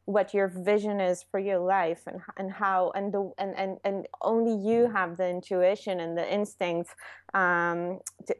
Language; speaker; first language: English; non-native, fluent; Hebrew